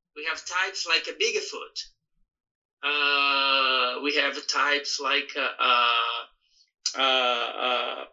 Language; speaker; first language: English; non-native, learner; Portuguese